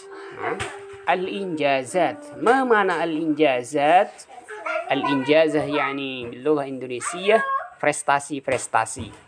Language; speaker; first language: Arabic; non-native, fluent; Indonesian